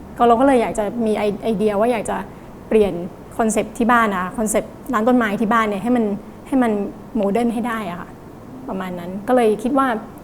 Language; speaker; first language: Thai; native; Thai